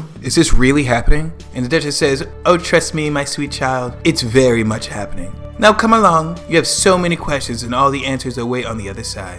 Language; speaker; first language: English; native; English